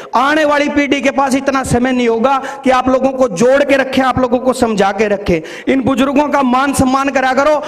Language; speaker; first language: Hindi; native; Hindi